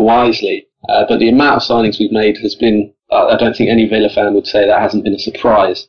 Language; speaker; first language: English; native; English